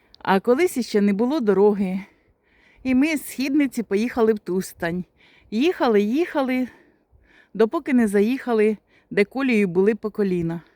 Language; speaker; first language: Ukrainian; native; Ukrainian